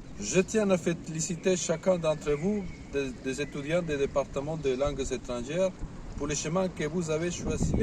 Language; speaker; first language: French; non-native, fluent; Spanish